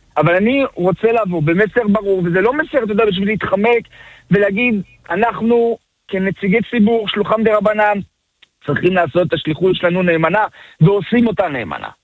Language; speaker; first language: Hebrew; early bilingual, other home language; French